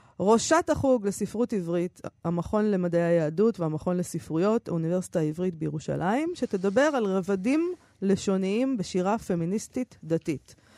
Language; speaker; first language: Hebrew; native; Hebrew